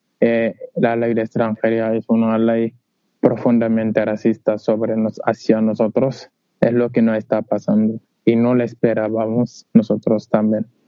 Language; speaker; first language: Spanish; non-native, learner; Wolof